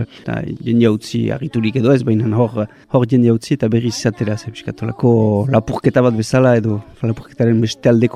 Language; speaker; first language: Basque; native; Basque